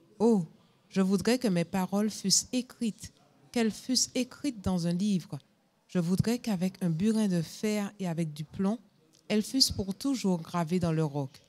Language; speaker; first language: French; native; French